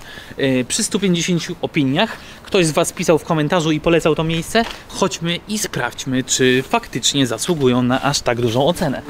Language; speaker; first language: Polish; native; Polish